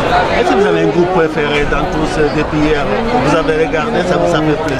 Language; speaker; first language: French; native; French